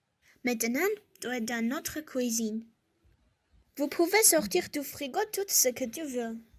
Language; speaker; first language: French; non-native, learner; Armenian